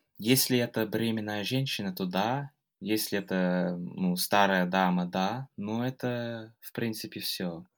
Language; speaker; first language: Russian; non-native, fluent; English